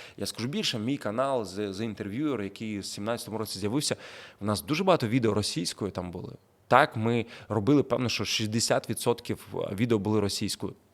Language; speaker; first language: Ukrainian; non-native, local second language; Russian